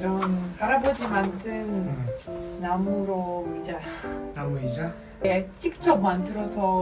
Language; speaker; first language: Korean; non-native, learner; Ukrainian